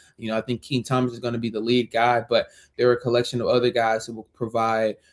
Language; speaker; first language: English; native; English